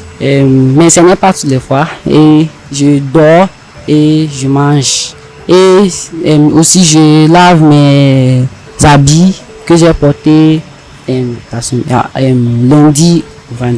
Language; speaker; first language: French; non-native, learner; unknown